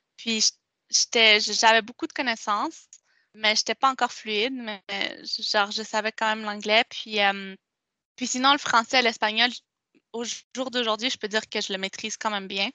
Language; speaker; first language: French; non-native, local second language; Spanish